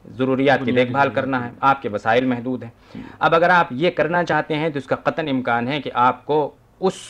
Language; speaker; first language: Urdu; native; Urdu